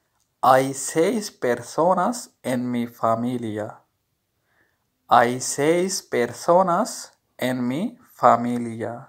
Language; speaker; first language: Spanish; non-native, learner; Urdu